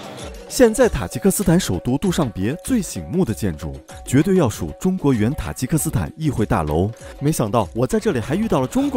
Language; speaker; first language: Chinese; native; Chinese